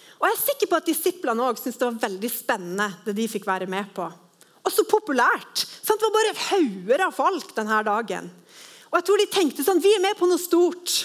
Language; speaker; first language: Norwegian; native; Norwegian